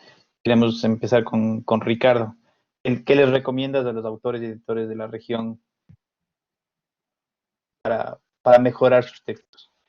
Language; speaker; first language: Spanish; native; Spanish